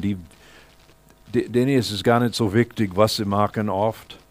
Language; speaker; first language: German; non-native, fluent; English